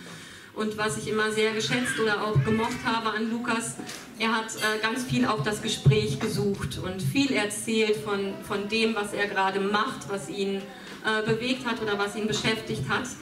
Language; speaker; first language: German; native; German